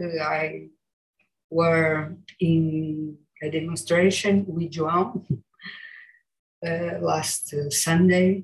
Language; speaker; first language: English; non-native, learner; Portuguese